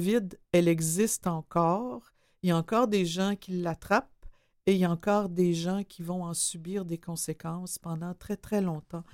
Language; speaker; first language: French; native; French